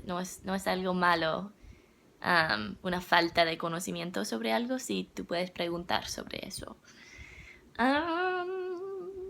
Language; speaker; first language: Spanish; non-native, learner; English